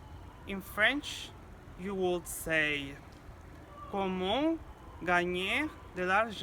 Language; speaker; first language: English; non-native, fluent; Portuguese